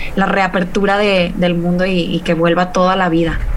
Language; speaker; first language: Spanish; native; Spanish